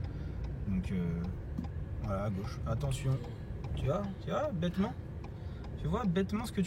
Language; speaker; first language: French; native; French